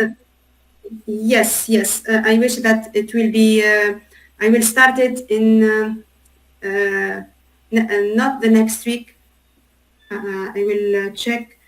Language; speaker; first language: English; non-native, learner; Arabic